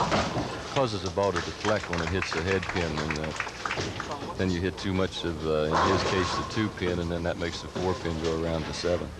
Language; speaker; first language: English; native; English